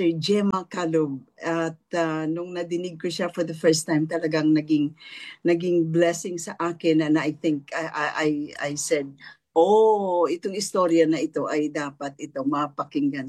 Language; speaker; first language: Filipino; non-native, local second language; Hiligaynon